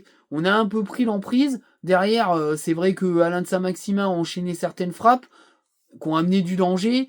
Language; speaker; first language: French; native; French